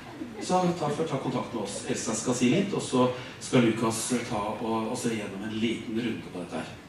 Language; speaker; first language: Norwegian; native; Norwegian